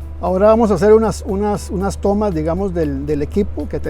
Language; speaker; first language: Spanish; native; Spanish